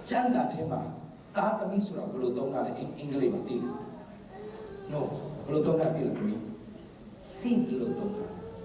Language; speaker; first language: Burmese; non-native, local second language; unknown